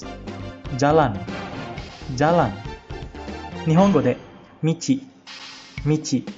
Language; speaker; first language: Japanese; non-native, fluent; Indonesian